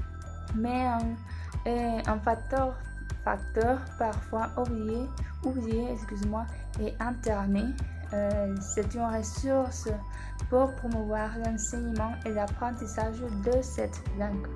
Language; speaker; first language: French; non-native, learner; Spanish